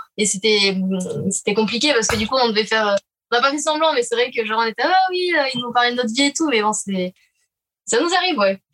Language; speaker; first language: French; native; French